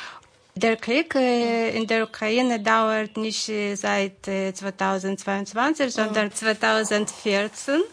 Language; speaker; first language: German; non-native, fluent; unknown